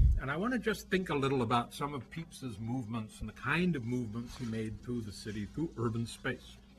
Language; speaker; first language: English; native; English